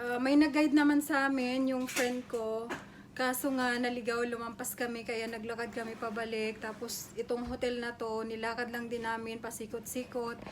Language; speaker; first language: Filipino; native; Filipino